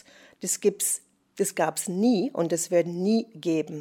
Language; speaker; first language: German; non-native, fluent; English